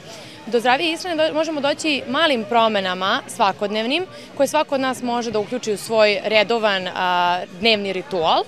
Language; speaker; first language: Serbian; native; Serbian